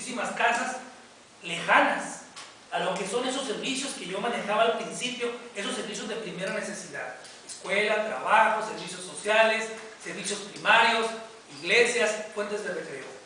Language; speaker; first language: Spanish; native; Spanish